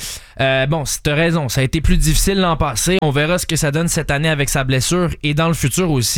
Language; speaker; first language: French; native; French